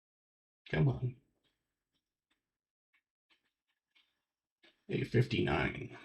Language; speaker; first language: English; native; English